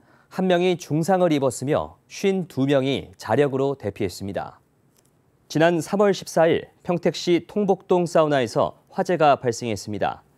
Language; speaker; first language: Korean; native; Korean